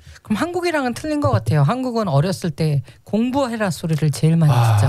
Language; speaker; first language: Korean; native; Korean